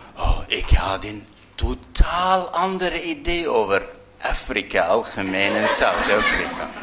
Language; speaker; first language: Dutch; non-native, fluent; Arabic